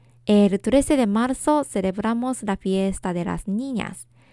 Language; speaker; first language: Spanish; non-native, fluent; Japanese